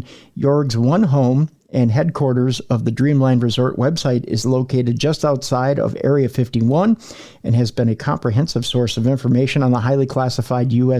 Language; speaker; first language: English; native; English